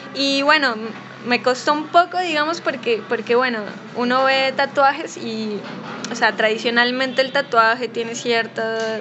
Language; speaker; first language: Spanish; native; Spanish